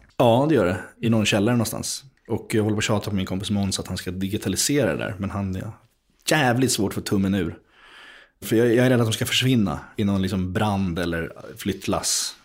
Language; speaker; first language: Swedish; native; Swedish